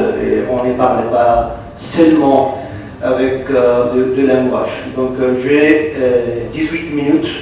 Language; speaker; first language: French; non-native, fluent; Catalan